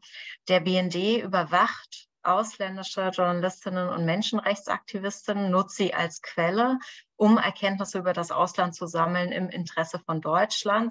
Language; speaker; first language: German; native; German